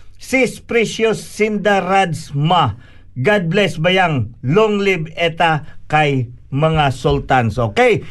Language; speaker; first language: Filipino; non-native, local second language; Cebuano